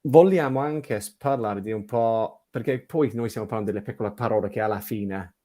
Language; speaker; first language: Italian; non-native, fluent; English